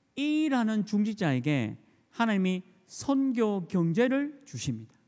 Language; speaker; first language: Korean; native; Korean